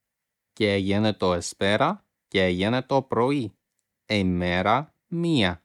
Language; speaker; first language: Greek; non-native, fluent; English